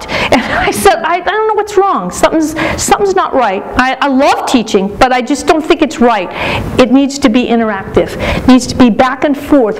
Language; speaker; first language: English; native; English